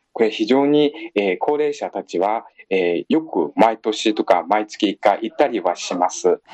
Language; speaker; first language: Japanese; non-native, fluent; Uyghur